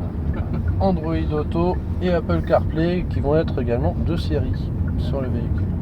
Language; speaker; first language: French; native; French